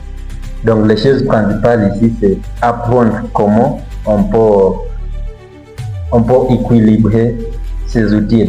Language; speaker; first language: French; non-native, learner; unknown